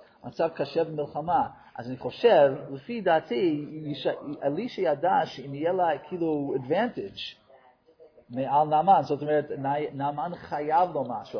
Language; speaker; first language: Hebrew; non-native, fluent; English